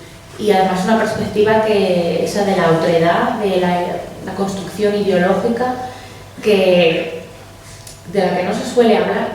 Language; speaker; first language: Spanish; native; Spanish